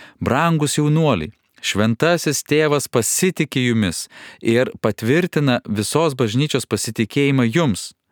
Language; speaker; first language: Lithuanian; native; Lithuanian